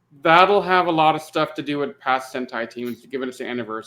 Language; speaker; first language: English; native; English